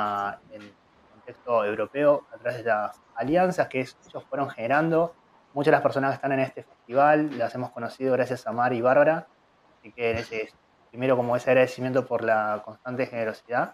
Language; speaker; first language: Spanish; native; Spanish